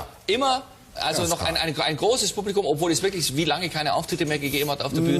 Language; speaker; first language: German; native; German